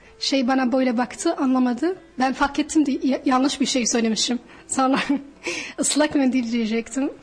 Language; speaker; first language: Turkish; non-native, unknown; Arabic